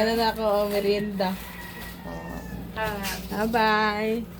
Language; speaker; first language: Filipino; non-native, local second language; Cebuano